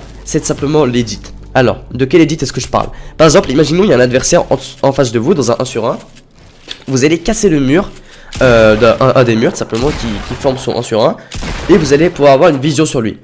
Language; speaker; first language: French; native; French